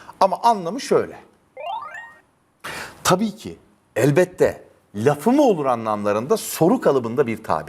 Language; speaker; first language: Turkish; native; Turkish